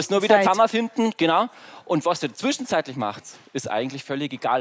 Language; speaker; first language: German; native; German